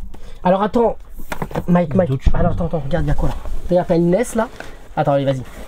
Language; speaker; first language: French; native; French